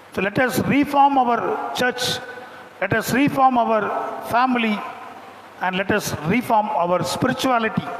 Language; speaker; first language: English; non-native, local second language; Tamil